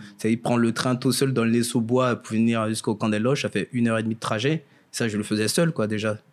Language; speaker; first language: French; early bilingual, other home language; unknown